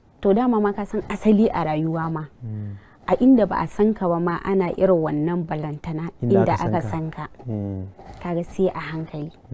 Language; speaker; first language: Hausa; non-native, local second language; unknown